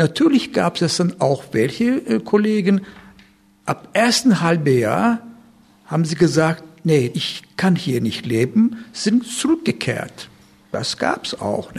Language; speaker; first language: German; non-native, fluent; Turkish